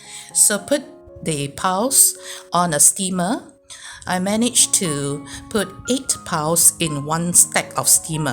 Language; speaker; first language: English; native; English